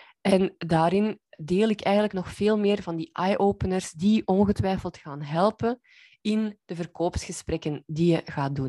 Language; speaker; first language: Dutch; native; Dutch